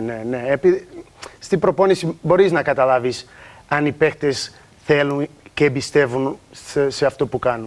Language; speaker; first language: Greek; non-native, learner; Portuguese